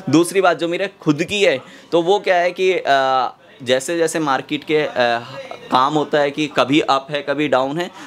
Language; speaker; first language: Hindi; native; Hindi